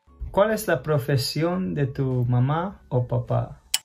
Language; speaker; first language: Spanish; non-native, fluent; English